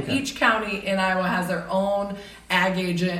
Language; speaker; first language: English; native; English